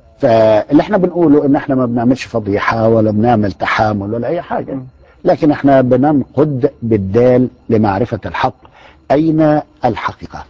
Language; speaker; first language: Arabic; native; Arabic